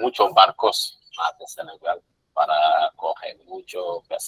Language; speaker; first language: Spanish; non-native, learner; Wolof